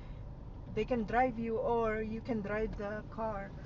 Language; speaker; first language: English; non-native, local second language; Iloko